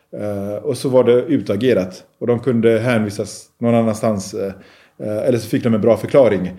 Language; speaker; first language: Swedish; early bilingual, other home language; Persian